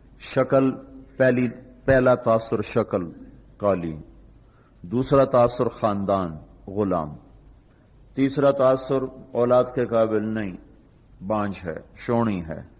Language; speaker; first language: Urdu; non-native, local second language; Punjabi